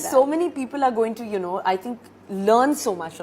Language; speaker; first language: English; non-native, local second language; Hindi